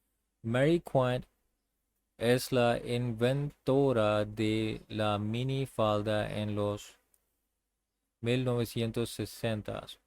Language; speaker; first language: Spanish; non-native, learner; English